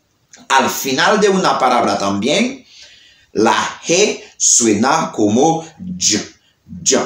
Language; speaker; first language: Spanish; non-native, learner; Haitian Creole